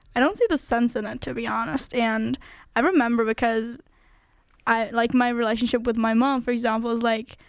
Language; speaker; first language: English; non-native, fluent; German